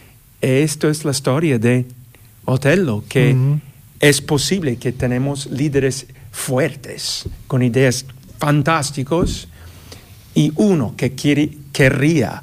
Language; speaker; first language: Spanish; non-native, fluent; English